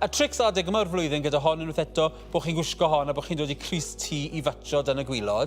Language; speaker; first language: Welsh; native; Welsh